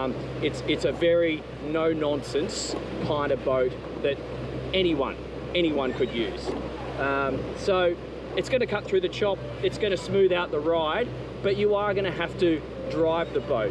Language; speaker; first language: English; native; English